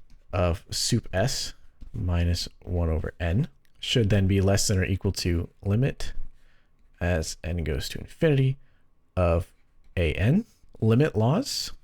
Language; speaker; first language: English; native; English